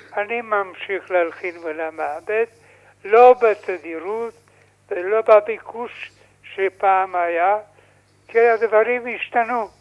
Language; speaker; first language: Hebrew; non-native, fluent; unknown